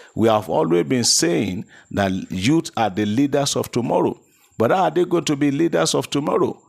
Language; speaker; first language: English; non-native, local second language; Yoruba